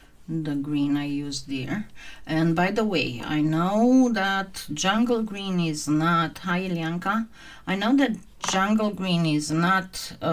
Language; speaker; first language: English; non-native, fluent; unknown